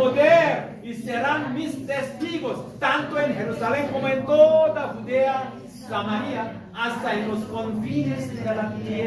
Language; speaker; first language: Spanish; non-native, learner; Korean